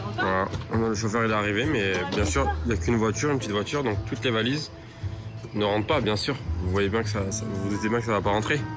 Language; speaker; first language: French; early bilingual, other home language; Portuguese